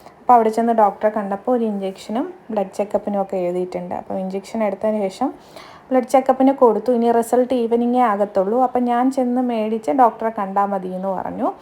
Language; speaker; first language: Malayalam; native; Malayalam